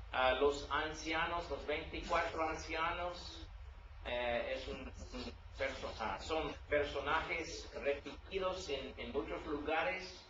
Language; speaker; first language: Spanish; non-native, learner; English